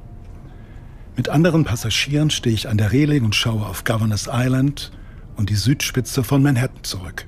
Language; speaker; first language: German; native; German